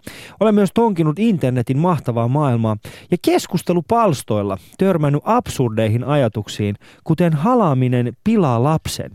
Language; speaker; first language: Finnish; early bilingual, other home language; Persian